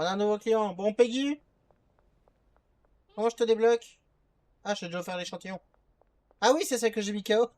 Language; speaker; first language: French; native; French